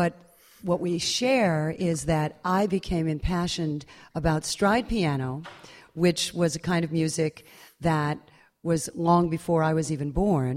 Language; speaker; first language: English; native; English